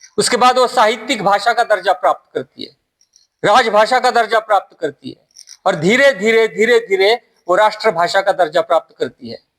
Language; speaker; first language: Hindi; non-native, local second language; Marathi